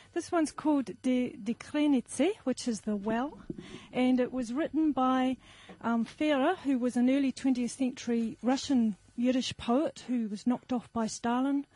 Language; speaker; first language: English; native; English